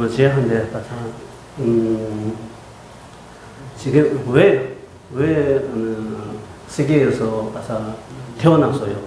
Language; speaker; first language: Korean; non-native, learner; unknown